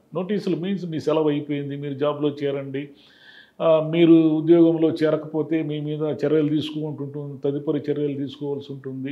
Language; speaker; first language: Telugu; native; Telugu